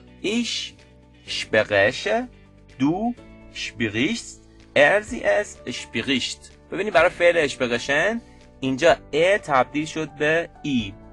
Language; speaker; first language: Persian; native; Persian